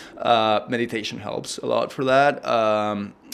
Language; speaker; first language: English; non-native, fluent; Spanish